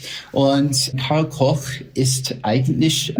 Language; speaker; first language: German; non-native, fluent; English